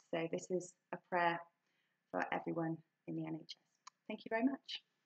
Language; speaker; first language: English; native; English